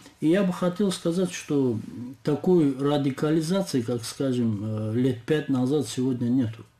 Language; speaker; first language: Russian; non-native, local second language; Lezghian